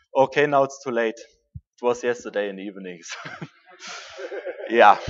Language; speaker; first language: English; non-native, fluent; German